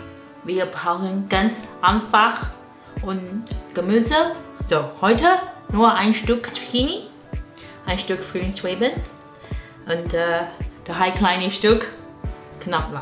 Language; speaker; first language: German; non-native, learner; Chinese